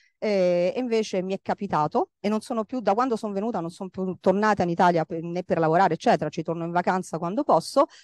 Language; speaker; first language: Italian; native; Italian